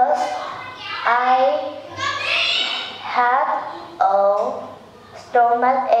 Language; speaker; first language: English; non-native, learner; Vietnamese